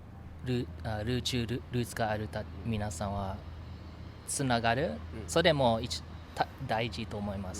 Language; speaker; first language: Japanese; early bilingual, heritage; English